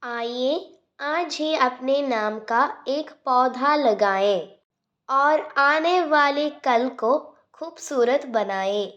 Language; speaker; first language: Hindi; non-native, local second language; Malayalam